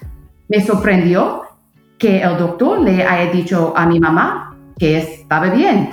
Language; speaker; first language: Spanish; non-native, fluent; English